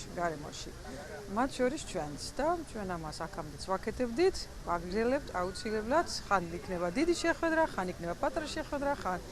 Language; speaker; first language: Georgian; non-native, fluent; Dutch